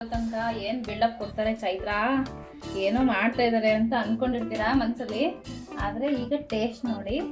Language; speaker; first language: Kannada; native; Kannada